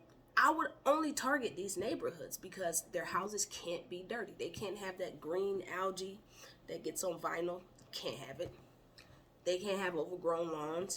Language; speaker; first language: English; native; English